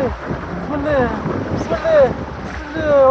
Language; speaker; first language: Arabic; native; Arabic